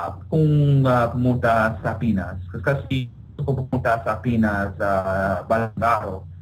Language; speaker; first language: Filipino; non-native, learner; English